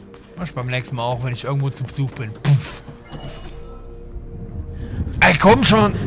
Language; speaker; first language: German; native; German